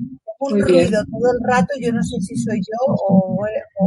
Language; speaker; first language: Spanish; native; Spanish